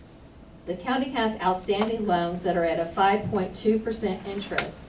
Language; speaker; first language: English; native; English